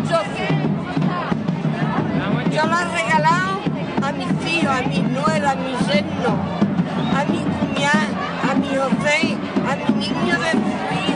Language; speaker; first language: Spanish; native; Spanish